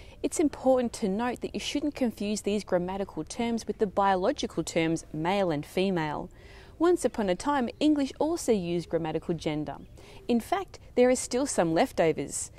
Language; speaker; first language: English; early bilingual, other home language; Italian